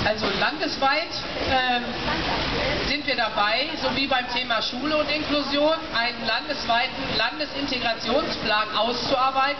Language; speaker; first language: German; native; German